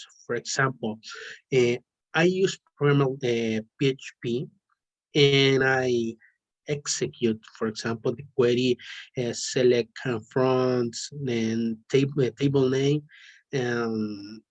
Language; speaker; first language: English; non-native, learner; Spanish